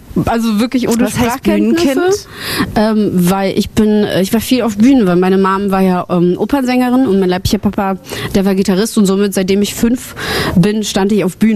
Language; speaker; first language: German; early bilingual, other home language; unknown